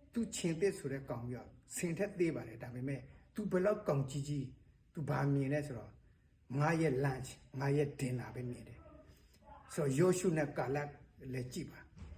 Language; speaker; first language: Burmese; non-native, local second language; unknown